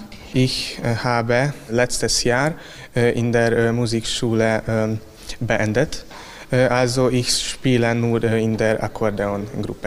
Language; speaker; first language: German; non-native, local second language; Hungarian